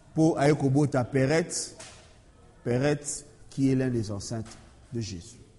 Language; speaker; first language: French; non-native, local second language; Lingala